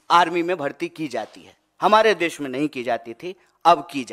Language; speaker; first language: Hindi; native; Hindi